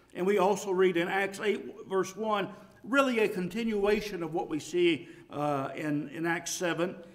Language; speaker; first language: English; native; English